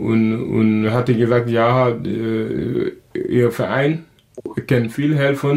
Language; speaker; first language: German; non-native, learner; Wolof